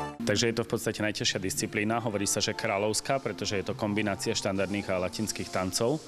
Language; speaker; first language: Slovak; native; Slovak